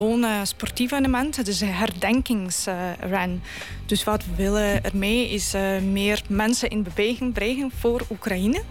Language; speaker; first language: Dutch; non-native, fluent; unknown